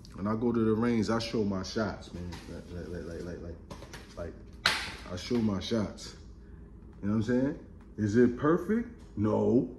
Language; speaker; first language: English; native; English